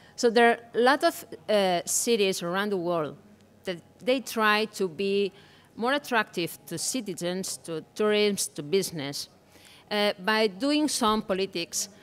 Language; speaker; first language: English; non-native, learner; Spanish